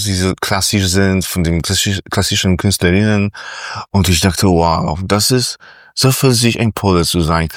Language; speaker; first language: German; non-native, fluent; Polish